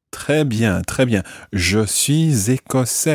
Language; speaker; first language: French; non-native, fluent; English